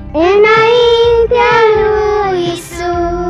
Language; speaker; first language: Romanian; early bilingual, heritage; Romanian